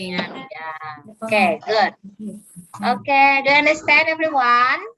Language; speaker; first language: English; non-native, fluent; Indonesian